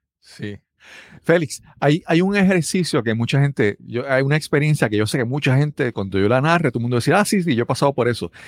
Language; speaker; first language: Spanish; native; Spanish